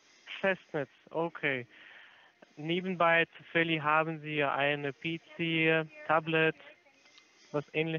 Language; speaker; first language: German; non-native, fluent; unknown